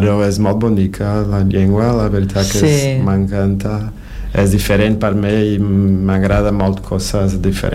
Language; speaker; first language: Catalan; non-native, learner; Portuguese